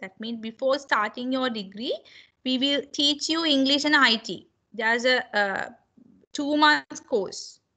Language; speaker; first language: English; non-native, local second language; Sinhala